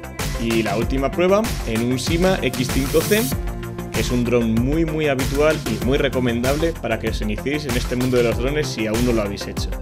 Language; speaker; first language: Spanish; native; Spanish